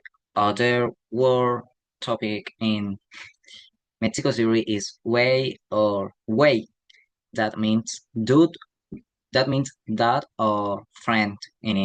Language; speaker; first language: English; non-native, learner; Spanish